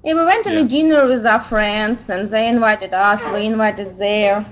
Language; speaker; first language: English; non-native, learner; Ukrainian